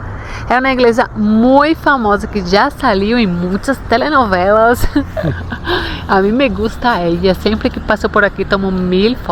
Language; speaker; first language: Spanish; non-native, fluent; Portuguese